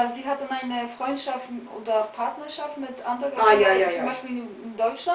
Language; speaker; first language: German; non-native, fluent; Polish